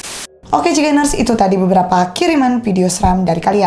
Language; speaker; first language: Indonesian; native; Indonesian